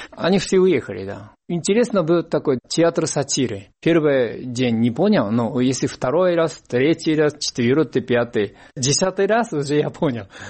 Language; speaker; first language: Russian; non-native, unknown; Japanese